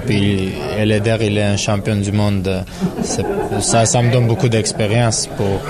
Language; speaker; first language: French; non-native, learner; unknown